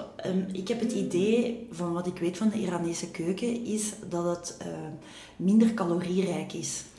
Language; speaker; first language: Dutch; native; Dutch